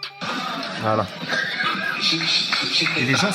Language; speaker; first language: French; native; French